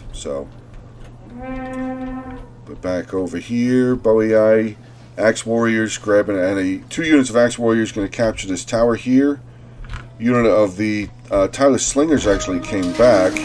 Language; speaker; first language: English; native; English